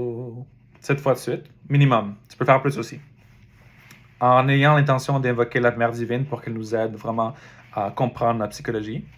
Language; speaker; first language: French; native; French